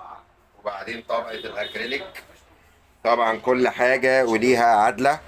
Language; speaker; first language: Arabic; native; Arabic